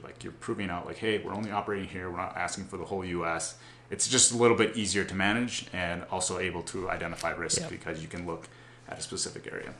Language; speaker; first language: English; native; English